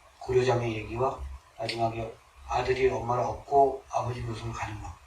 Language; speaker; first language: Korean; native; Korean